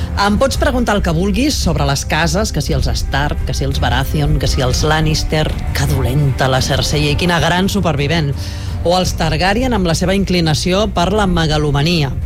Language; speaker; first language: Catalan; native; Catalan